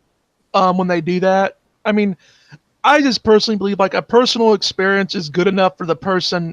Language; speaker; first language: English; native; English